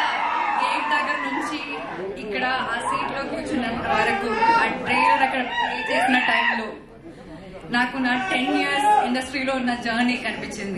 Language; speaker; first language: Telugu; non-native, fluent; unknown